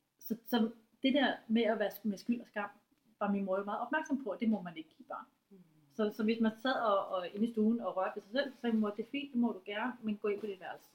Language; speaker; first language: Danish; native; Danish